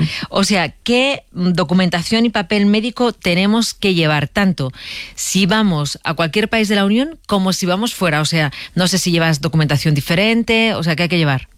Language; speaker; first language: Spanish; native; Spanish